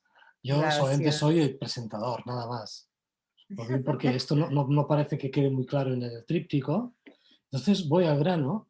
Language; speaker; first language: Spanish; non-native, local second language; Catalan